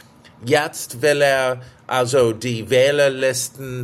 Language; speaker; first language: German; non-native, fluent; English